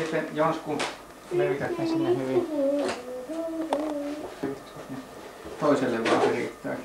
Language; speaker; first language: Finnish; native; Finnish